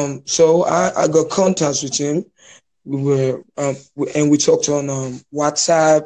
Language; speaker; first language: English; non-native, local second language; Yoruba